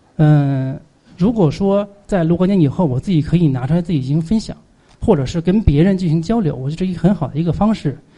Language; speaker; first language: Chinese; native; Chinese